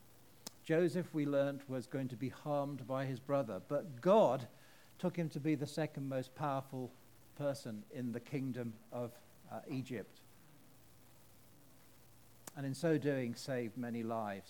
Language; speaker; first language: English; native; English